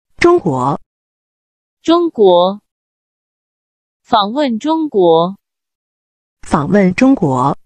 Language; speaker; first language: Chinese; non-native, learner; Urdu